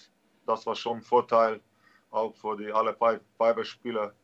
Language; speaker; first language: German; non-native, learner; Slovenian